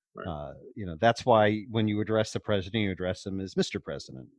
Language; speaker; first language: English; native; English